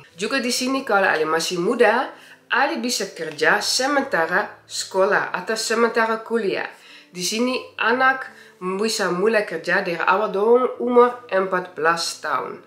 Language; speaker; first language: Indonesian; early bilingual, heritage; Indonesian